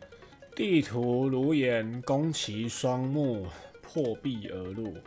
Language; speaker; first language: Chinese; native; Chinese